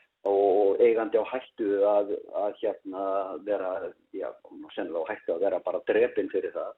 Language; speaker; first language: Icelandic; native; Icelandic